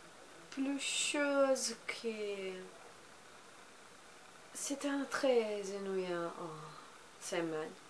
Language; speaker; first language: French; non-native, learner; Portuguese